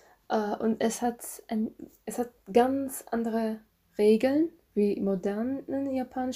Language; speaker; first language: German; non-native, fluent; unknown